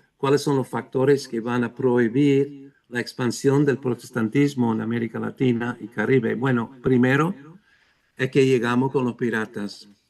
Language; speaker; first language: Spanish; non-native, fluent; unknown